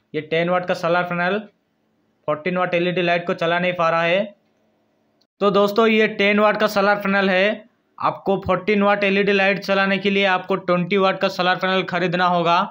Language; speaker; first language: Hindi; native; Hindi